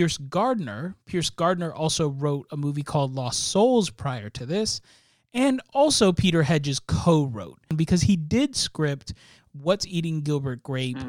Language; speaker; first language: English; native; English